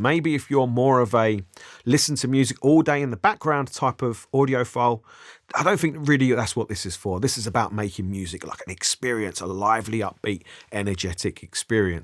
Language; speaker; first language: English; native; English